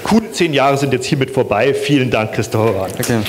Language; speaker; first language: German; native; German